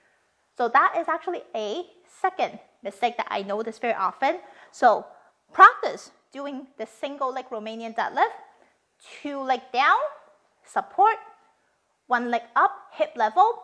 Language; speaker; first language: English; non-native, fluent; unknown